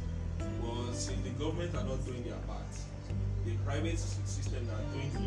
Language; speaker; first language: English; non-native, local second language; Yoruba